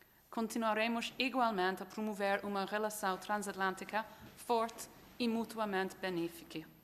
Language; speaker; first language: Portuguese; non-native, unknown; English